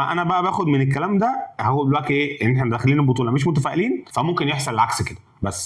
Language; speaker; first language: Arabic; native; Arabic